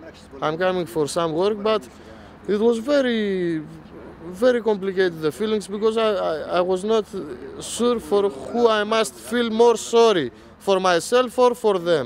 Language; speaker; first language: English; non-native, fluent; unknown